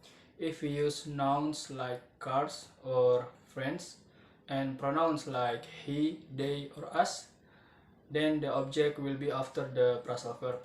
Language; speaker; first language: English; non-native, learner; Indonesian